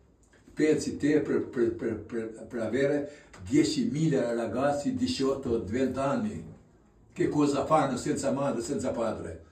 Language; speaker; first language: Italian; non-native, learner; Albanian